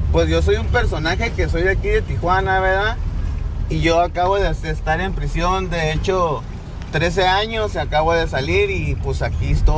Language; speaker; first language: Spanish; native; Spanish